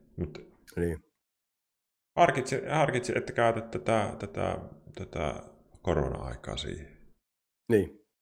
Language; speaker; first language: Finnish; native; Finnish